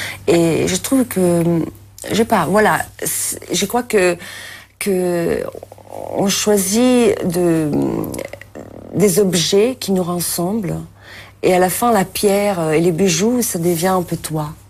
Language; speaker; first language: French; non-native, fluent; Italian